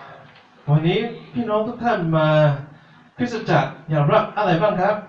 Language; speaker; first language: Thai; non-native, fluent; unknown